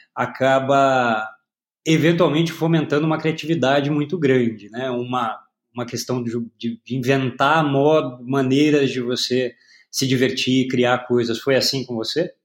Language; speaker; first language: Portuguese; native; Portuguese